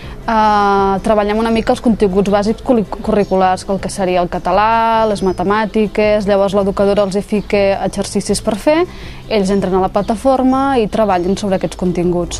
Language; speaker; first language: Catalan; native; Catalan